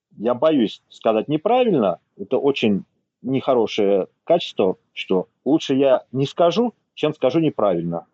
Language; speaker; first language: Russian; native; Russian